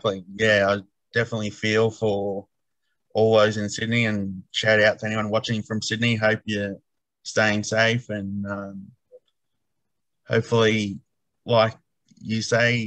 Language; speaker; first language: English; native; English